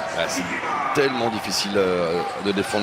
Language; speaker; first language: French; native; French